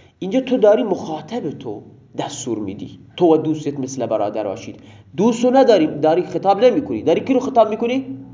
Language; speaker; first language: Persian; non-native, local second language; Baluchi